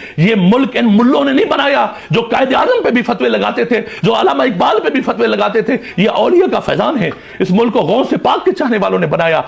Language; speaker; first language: Urdu; non-native, local second language; Saraiki